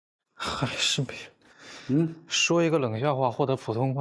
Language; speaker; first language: Chinese; native; Chinese